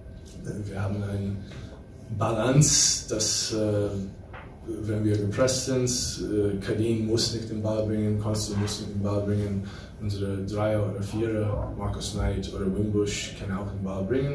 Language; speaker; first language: German; non-native, fluent; English